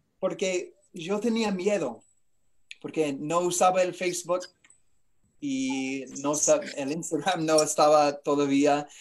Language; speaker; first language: Spanish; non-native, learner; English